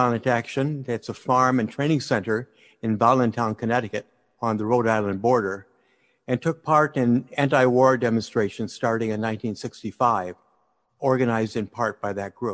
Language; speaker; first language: English; native; English